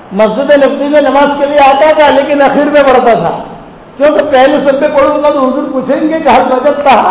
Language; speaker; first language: Urdu; non-native, local second language; Gujarati